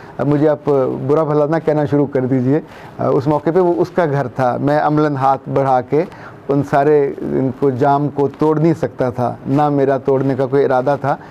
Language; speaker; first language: Urdu; non-native, local second language; Punjabi